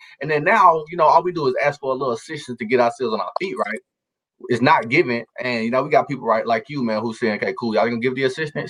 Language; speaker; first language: English; native; English